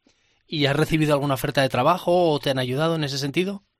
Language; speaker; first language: Spanish; native; Spanish